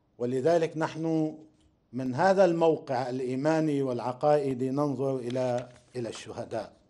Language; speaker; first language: Arabic; native; Arabic